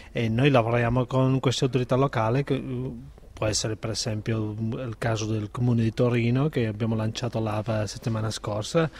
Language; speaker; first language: Italian; non-native, fluent; Spanish